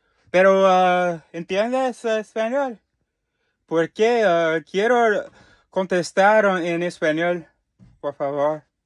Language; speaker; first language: Spanish; non-native, learner; English